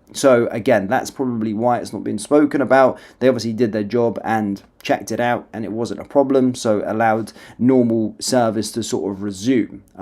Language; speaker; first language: English; native; English